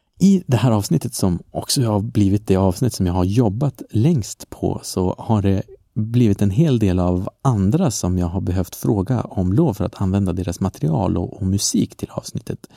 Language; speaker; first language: Swedish; non-native, fluent; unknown